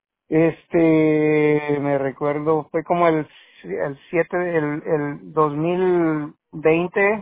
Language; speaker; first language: Spanish; native; Spanish